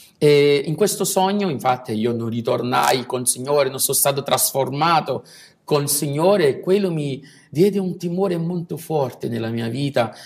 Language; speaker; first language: Italian; non-native, fluent; Portuguese